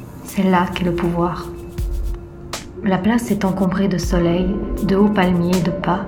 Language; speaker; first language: French; native; French